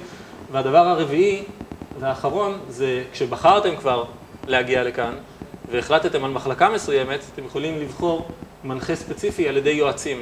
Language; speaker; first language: Hebrew; native; Hebrew